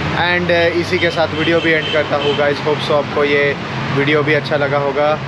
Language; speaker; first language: Hindi; non-native, local second language; Marathi